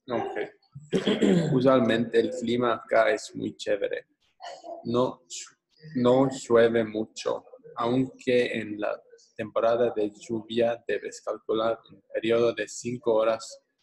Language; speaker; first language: Spanish; non-native, learner; English